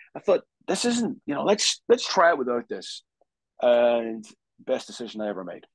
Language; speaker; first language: English; native; English